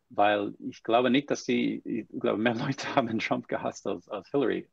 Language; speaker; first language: German; non-native, fluent; English